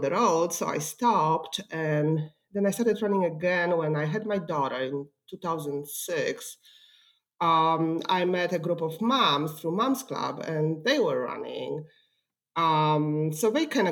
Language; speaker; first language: English; non-native, fluent; Polish